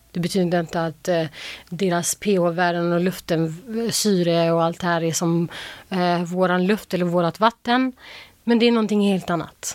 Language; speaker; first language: Swedish; early bilingual, other home language; Albanian